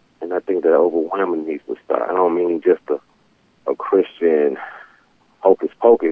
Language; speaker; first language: English; native; English